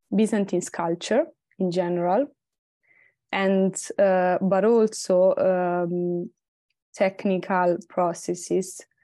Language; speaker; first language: English; non-native, fluent; Italian